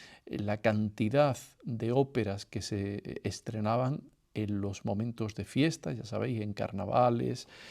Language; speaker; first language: Spanish; native; Spanish